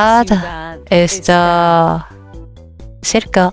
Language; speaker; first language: Spanish; non-native, learner; Japanese